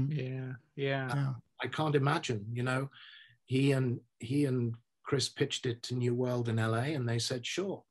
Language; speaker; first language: English; native; English